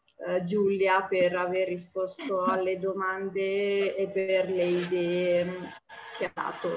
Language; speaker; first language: Italian; non-native, fluent; Armenian